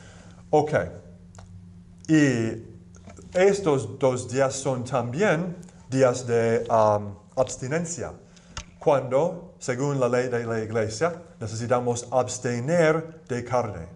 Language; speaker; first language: Spanish; non-native, fluent; English